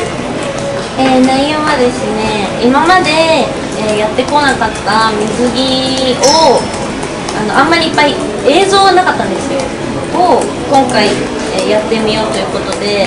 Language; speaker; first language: Japanese; native; Japanese